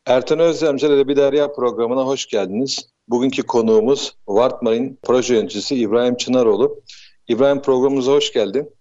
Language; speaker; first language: Turkish; native; Turkish